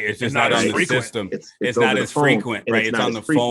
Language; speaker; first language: English; native; English